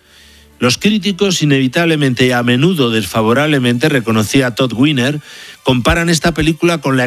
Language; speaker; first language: Spanish; native; Spanish